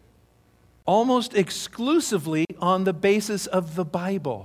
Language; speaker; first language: English; native; English